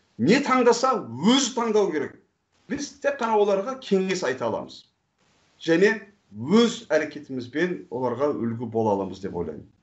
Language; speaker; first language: Kazakh; non-native, fluent; Turkish